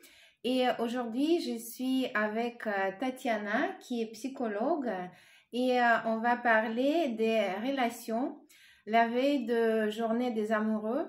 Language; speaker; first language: French; non-native, fluent; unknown